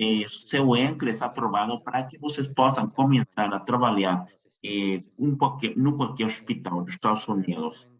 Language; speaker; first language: Portuguese; non-native, fluent; Spanish